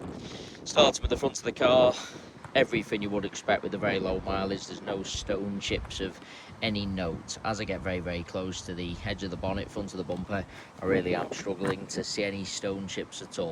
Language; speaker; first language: English; native; English